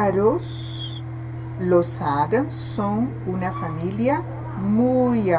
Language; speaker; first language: Spanish; non-native, fluent; Portuguese